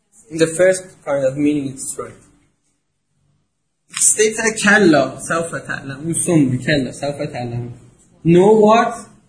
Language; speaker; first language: English; non-native, fluent; Persian